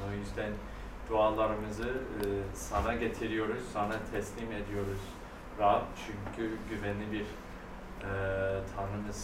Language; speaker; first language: Turkish; non-native, fluent; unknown